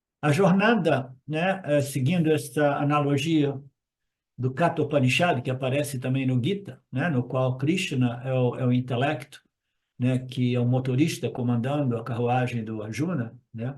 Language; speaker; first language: Portuguese; native; Portuguese